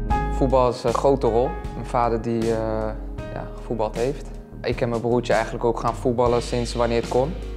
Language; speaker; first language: Dutch; native; Dutch